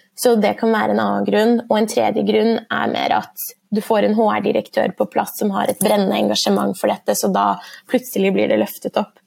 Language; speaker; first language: Norwegian; early bilingual, other home language; Persian